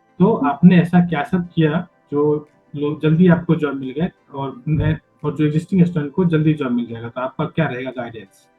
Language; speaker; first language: Hindi; native; Hindi